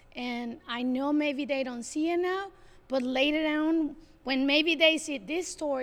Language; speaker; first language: English; non-native, fluent; Spanish